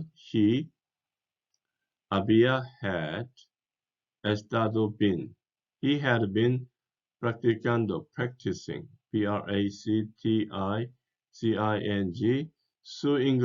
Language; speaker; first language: Spanish; non-native, fluent; English